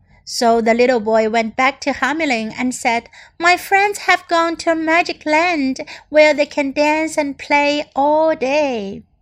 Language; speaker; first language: English; non-native, fluent; Chinese